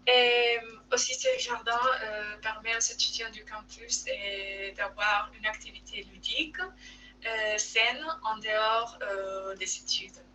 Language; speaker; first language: French; non-native, learner; Spanish